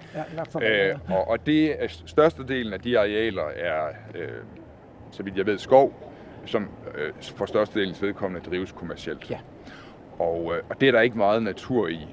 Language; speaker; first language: Danish; native; Danish